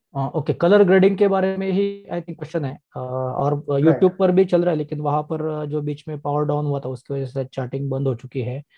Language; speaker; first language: Hindi; non-native, local second language; Marathi